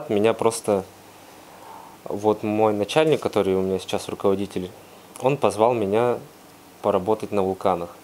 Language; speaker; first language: Russian; native; Russian